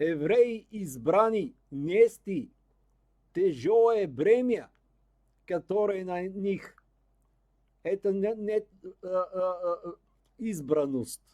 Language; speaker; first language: Russian; non-native, learner; Bulgarian